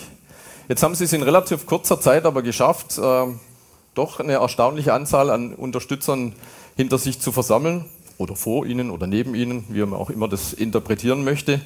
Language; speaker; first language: German; native; German